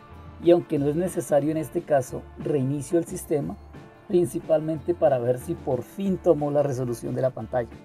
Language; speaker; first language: Spanish; native; Spanish